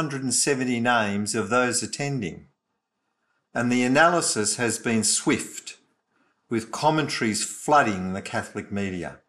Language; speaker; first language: English; native; English